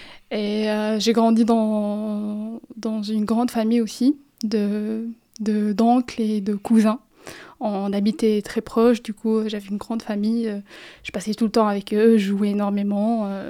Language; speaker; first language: French; non-native, local second language; Arabic